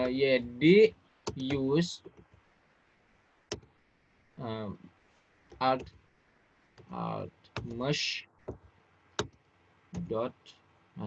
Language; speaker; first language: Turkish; non-native, fluent; Indonesian